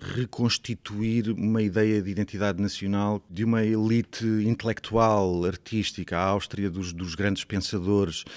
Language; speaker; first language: Portuguese; native; Portuguese